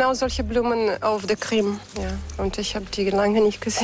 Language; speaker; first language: German; non-native, fluent; Ukrainian